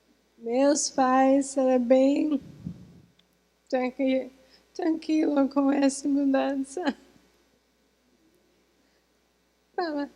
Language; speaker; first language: Portuguese; non-native, fluent; English